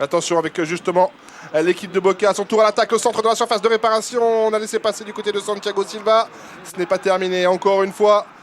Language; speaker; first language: French; native; French